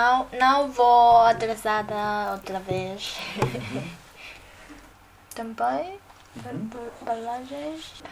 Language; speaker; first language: Portuguese; non-native, learner; Spanish